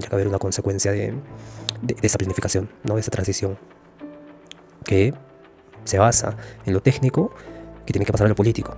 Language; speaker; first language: Spanish; native; Spanish